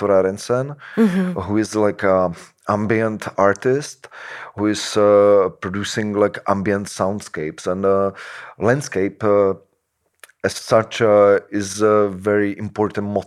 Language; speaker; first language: English; non-native, fluent; Czech